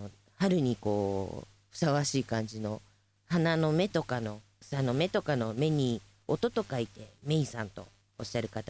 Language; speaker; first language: Japanese; native; Japanese